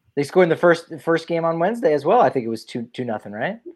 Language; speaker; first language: English; native; English